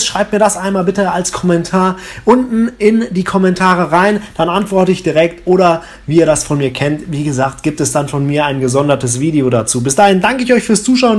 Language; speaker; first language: German; native; German